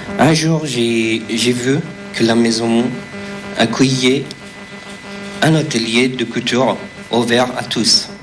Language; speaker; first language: French; non-native, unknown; Persian